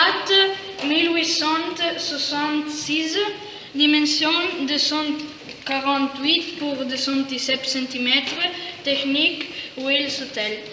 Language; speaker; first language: French; non-native, learner; Italian